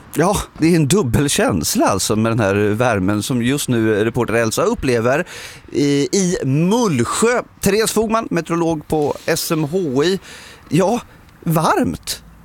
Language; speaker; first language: Swedish; native; Swedish